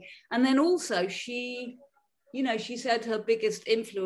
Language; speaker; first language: English; native; English